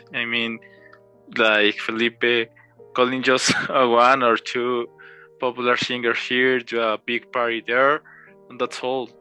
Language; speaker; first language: English; non-native, learner; Spanish